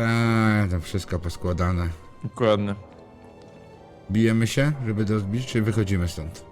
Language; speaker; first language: Polish; native; Polish